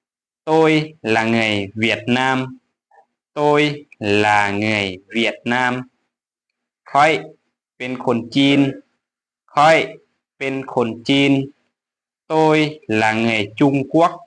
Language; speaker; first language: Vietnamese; non-native, fluent; Lao